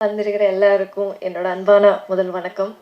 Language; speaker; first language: Tamil; non-native, learner; Malayalam